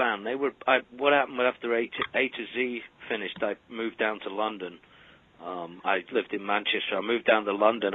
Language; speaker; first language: English; native; English